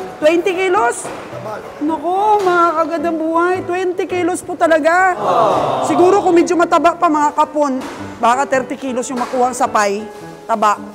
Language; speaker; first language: Filipino; non-native, local second language; Cebuano